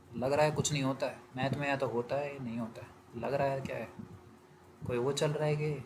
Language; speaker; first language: Hindi; native; Hindi